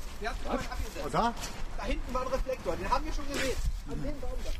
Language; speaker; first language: German; native; German